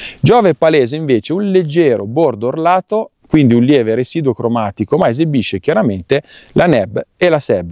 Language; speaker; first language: Italian; native; Italian